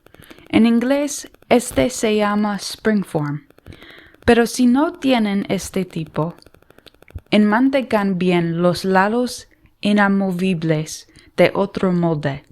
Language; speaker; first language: Spanish; non-native, learner; English